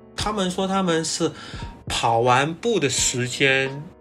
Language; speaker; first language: Chinese; non-native, local second language; Cantonese